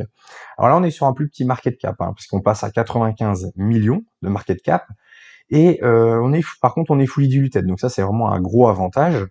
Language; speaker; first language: French; native; French